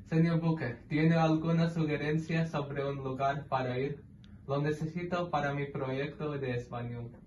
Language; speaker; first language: Spanish; non-native, learner; English